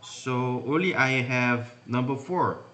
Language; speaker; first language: English; non-native, learner; Korean